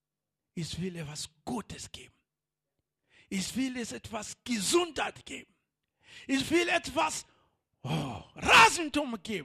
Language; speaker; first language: German; non-native, learner; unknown